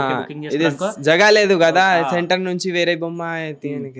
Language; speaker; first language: Telugu; non-native, local second language; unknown